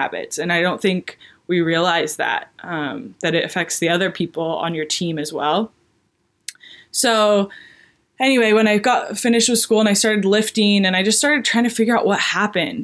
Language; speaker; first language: English; native; English